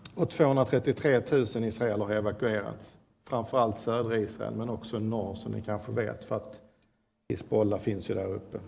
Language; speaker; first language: Swedish; native; Swedish